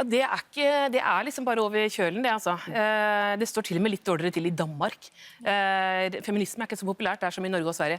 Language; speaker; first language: Norwegian; native; Norwegian